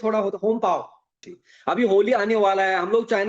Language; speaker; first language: Hindi; native; Hindi